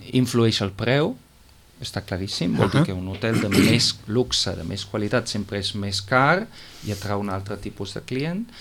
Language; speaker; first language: Catalan; non-native, fluent; German